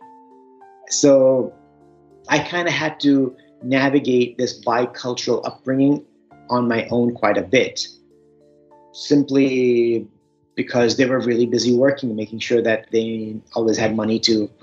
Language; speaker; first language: English; early bilingual, other home language; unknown